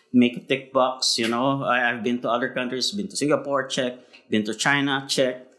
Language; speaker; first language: English; non-native, local second language; Filipino